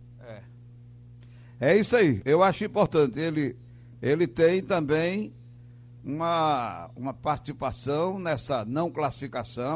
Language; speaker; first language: Portuguese; native; Portuguese